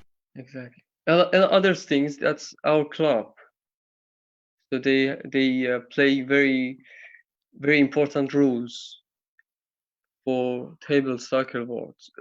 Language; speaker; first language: English; non-native, learner; Persian